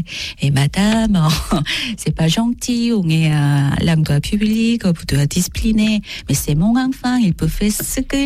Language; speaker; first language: French; non-native, learner; Korean